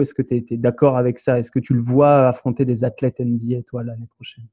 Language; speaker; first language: French; native; French